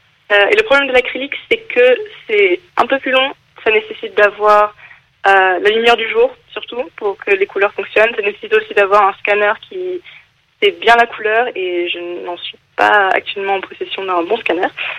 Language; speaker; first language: French; non-native, fluent; English